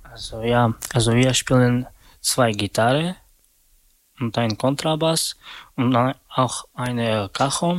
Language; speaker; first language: German; non-native, learner; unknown